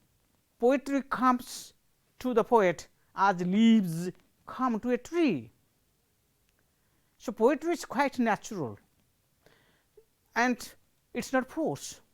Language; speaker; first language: English; non-native, local second language; Odia